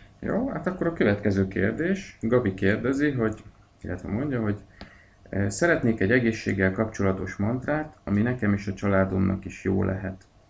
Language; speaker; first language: Hungarian; native; Hungarian